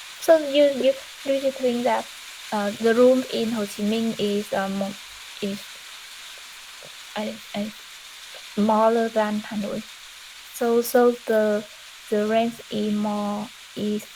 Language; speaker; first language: English; non-native, learner; Vietnamese